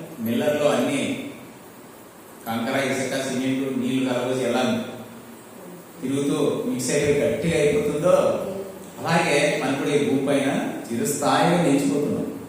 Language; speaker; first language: Telugu; native; Telugu